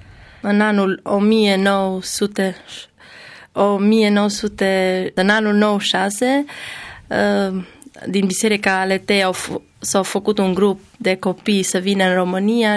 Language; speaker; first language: Romanian; non-native, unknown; Albanian